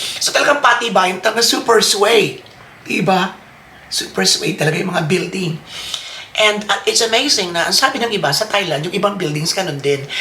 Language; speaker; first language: Filipino; native; Filipino